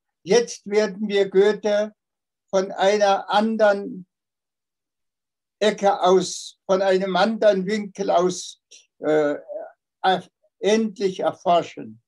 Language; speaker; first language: German; non-native, fluent; Tuvinian